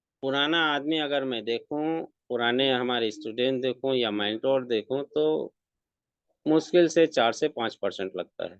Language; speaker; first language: Hindi; native; Hindi